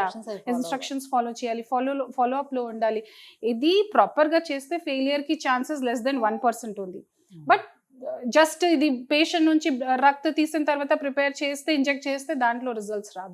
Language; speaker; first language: Telugu; non-native, fluent; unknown